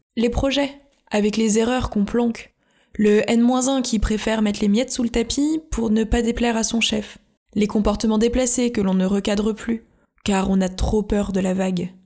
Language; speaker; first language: French; native; French